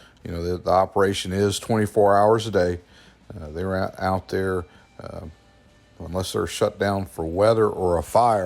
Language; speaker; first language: English; native; English